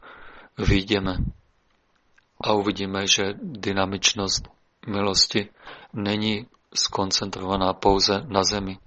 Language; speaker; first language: Czech; native; Czech